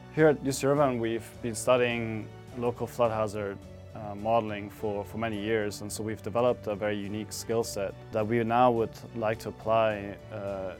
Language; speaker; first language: English; non-native, fluent; German